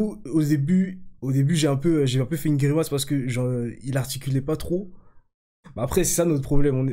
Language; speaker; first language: French; native; French